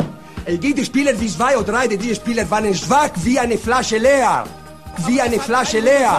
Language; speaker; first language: German; non-native, learner; Italian